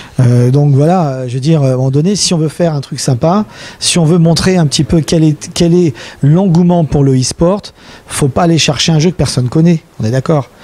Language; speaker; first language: French; native; French